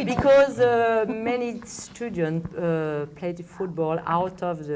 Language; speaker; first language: English; non-native, learner; French